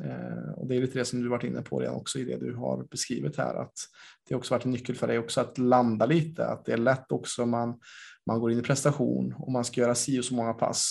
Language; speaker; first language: Swedish; native; Swedish